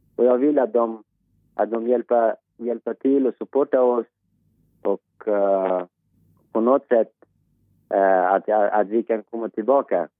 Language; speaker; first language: Swedish; non-native, fluent; Persian